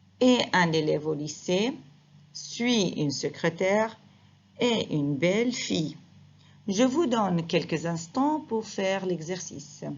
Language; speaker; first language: French; non-native, fluent; Arabic